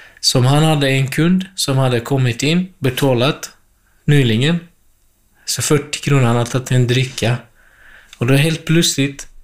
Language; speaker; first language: Swedish; non-native, fluent; Kurdish